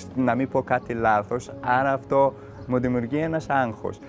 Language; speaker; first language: Greek; non-native, fluent; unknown